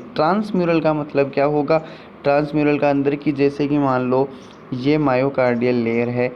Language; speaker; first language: Hindi; native; Hindi